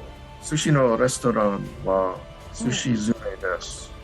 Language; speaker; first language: Japanese; non-native, learner; English